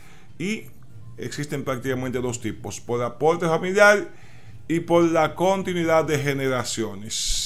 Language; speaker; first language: Spanish; native; Spanish